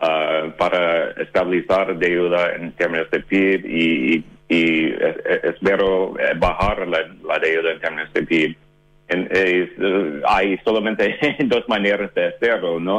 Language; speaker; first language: Spanish; non-native, fluent; English